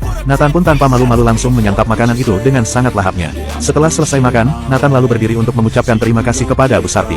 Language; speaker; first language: Indonesian; native; Indonesian